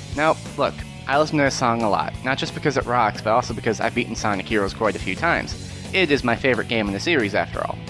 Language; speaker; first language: English; native; English